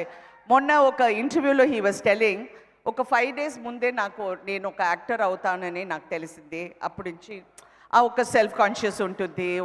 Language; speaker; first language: Telugu; non-native, fluent; Tamil